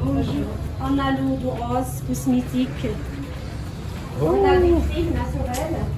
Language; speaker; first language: French; non-native, local second language; Arabic